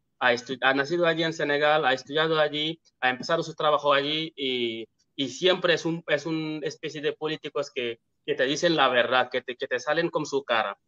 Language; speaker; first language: Spanish; non-native, fluent; Wolof